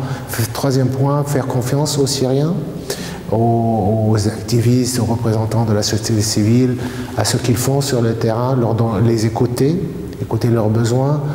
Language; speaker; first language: French; non-native, fluent; Arabic